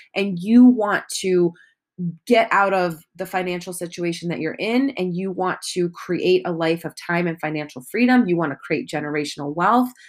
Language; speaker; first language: English; native; English